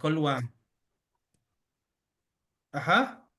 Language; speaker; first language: Spanish; native; Spanish